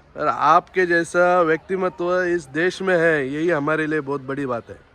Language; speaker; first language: Hindi; non-native, local second language; Marathi